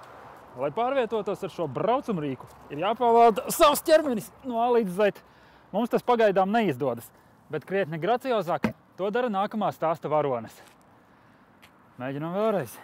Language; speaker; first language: Latvian; native; Latvian